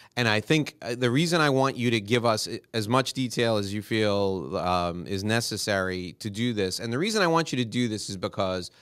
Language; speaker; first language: English; native; English